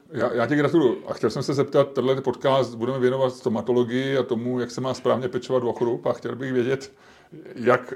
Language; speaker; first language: Czech; native; Czech